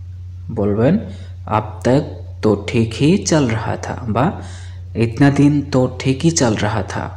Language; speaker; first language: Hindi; non-native, fluent; Bangla